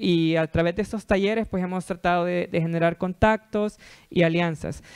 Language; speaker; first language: Spanish; native; Spanish